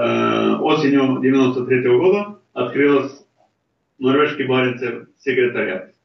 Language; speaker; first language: Russian; non-native, fluent; Norwegian